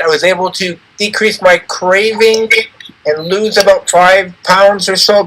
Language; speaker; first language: English; native; English